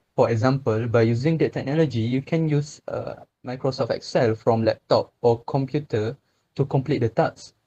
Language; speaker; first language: English; non-native, local second language; Malay